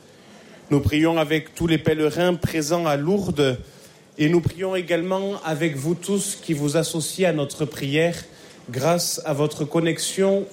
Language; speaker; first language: French; native; French